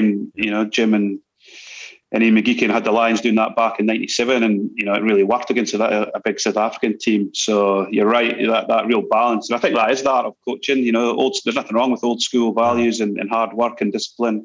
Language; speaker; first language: English; native; English